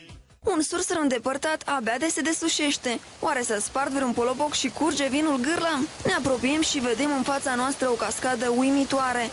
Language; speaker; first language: Romanian; native; Romanian